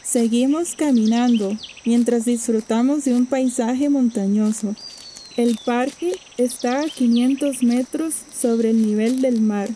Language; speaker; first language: Spanish; native; Spanish